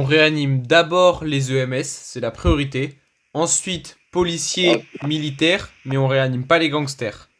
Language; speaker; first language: French; native; French